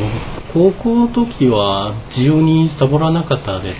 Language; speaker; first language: Japanese; non-native, learner; Chinese